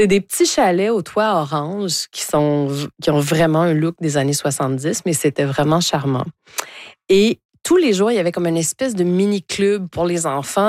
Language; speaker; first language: French; native; French